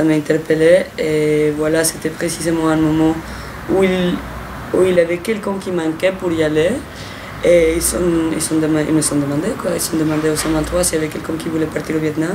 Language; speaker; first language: French; non-native, fluent; Spanish